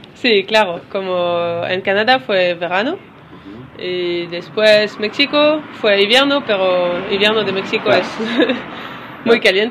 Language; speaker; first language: Spanish; non-native, learner; French